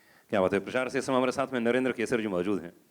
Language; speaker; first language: Hindi; native; Hindi